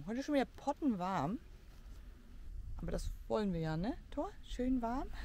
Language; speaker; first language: German; native; German